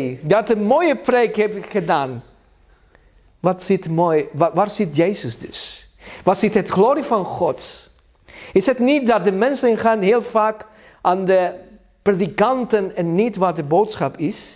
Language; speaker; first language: Dutch; non-native, learner; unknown